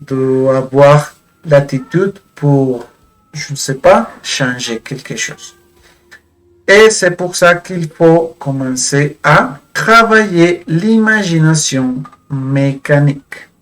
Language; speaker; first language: French; non-native, fluent; Spanish